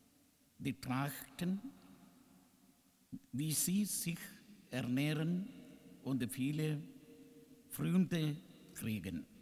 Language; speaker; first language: German; non-native, learner; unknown